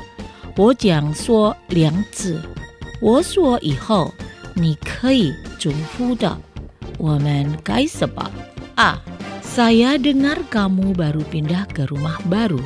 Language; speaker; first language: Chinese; non-native, fluent; Indonesian